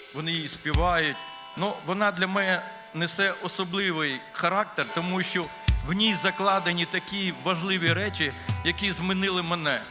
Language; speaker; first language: Ukrainian; non-native, local second language; Russian